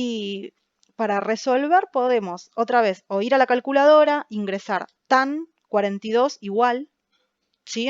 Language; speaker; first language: Spanish; native; Spanish